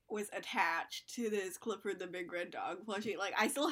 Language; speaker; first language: English; native; English